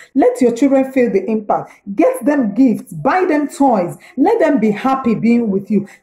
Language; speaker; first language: English; non-native, local second language; Igbo